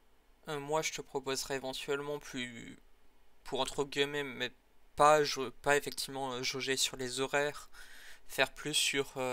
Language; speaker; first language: French; native; French